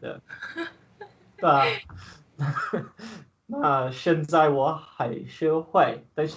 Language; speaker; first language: Chinese; non-native, learner; English